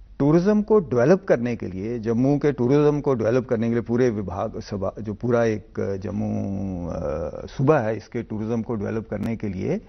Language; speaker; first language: Hindi; non-native, local second language; Dogri